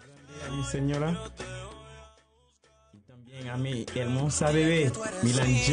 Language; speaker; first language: Spanish; non-native, learner; Haitian Creole